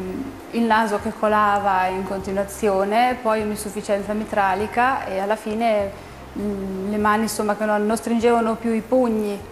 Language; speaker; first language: Italian; native; Italian